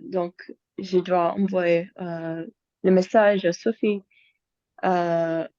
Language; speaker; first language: French; non-native, learner; English